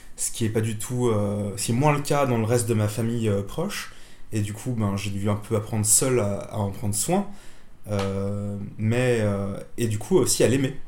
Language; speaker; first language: French; native; French